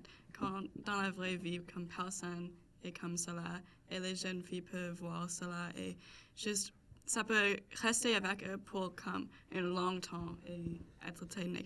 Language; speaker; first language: French; non-native, local second language; English